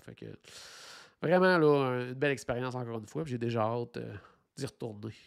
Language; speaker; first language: French; native; French